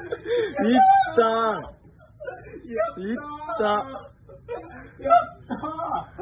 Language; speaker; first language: Japanese; native; Japanese